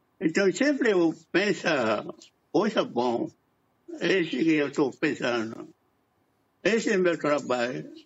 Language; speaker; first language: Portuguese; non-native, local second language; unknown